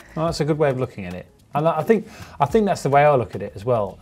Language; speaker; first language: English; native; English